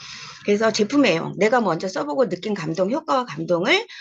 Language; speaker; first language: Korean; native; Korean